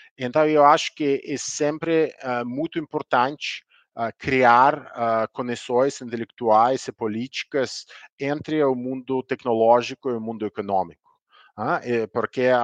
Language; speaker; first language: Portuguese; non-native, learner; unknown